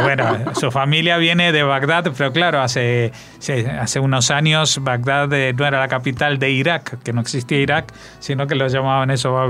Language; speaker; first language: Spanish; native; Spanish